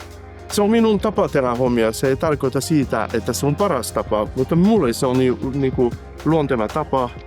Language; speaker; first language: Finnish; non-native, fluent; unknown